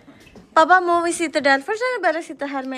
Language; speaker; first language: Norwegian; non-native, learner; Indonesian